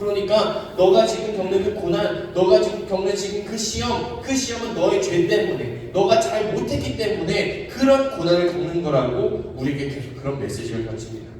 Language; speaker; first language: Korean; native; Korean